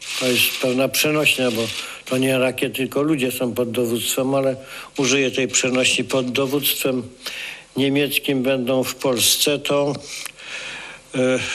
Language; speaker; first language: Polish; native; Polish